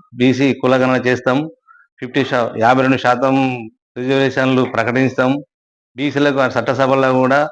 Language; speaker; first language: Telugu; native; Telugu